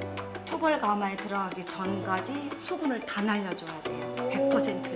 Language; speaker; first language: Korean; native; Korean